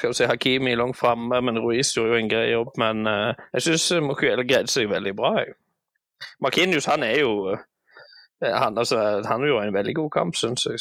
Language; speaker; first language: Norwegian; native; Norwegian